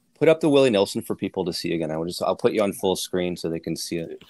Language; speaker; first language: English; native; English